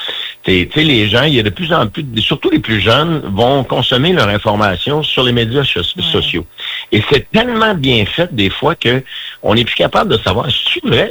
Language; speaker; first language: French; native; French